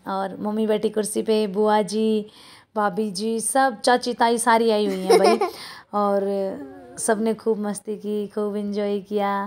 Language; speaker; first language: Hindi; native; Hindi